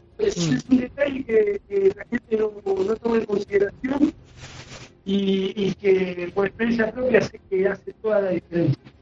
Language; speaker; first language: Spanish; native; Spanish